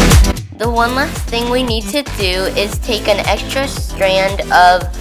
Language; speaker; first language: English; native; English